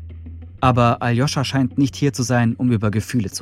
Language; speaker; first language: German; native; German